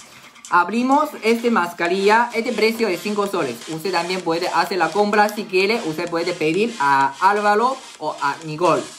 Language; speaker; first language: Spanish; non-native, learner; Chinese